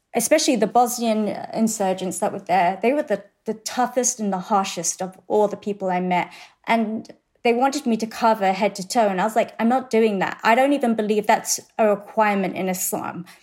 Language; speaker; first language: English; native; English